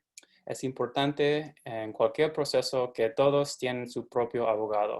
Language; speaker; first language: Spanish; non-native, fluent; English